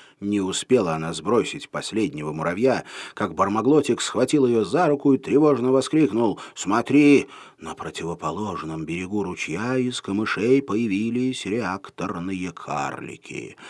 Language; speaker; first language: Russian; native; Russian